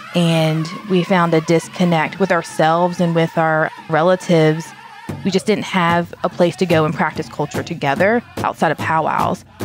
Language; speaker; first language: English; native; English